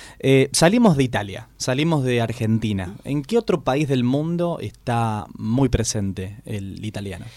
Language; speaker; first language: Spanish; native; Spanish